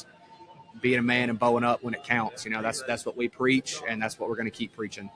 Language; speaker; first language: English; native; English